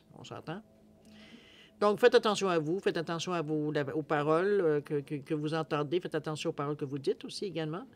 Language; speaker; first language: French; native; French